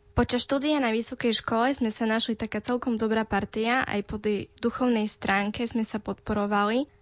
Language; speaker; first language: Slovak; non-native, local second language; Romany